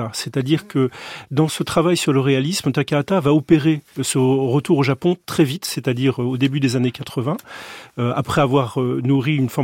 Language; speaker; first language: French; native; French